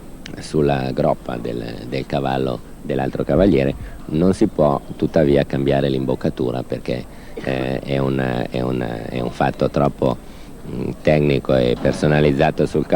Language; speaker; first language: Italian; native; Italian